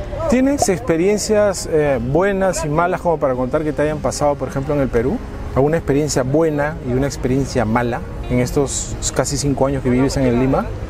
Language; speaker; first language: Spanish; native; Spanish